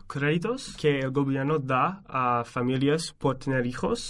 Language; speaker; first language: Spanish; non-native, fluent; English